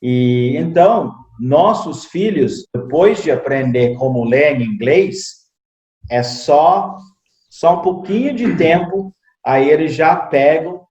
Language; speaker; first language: Portuguese; non-native, fluent; English